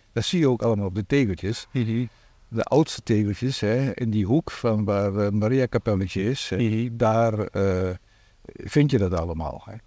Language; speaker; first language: Dutch; native; Dutch